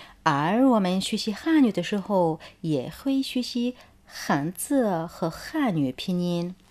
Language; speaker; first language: Chinese; non-native, fluent; Arabic